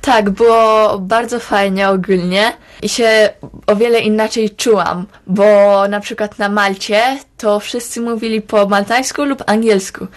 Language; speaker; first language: Polish; early bilingual, heritage; Polish